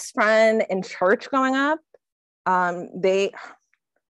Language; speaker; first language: English; native; English